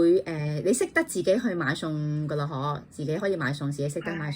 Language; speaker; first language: Cantonese; native; Cantonese